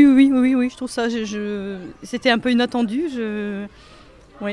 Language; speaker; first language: French; native; French